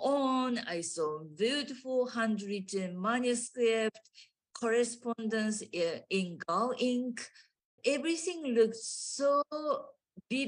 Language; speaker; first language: English; non-native, fluent; Japanese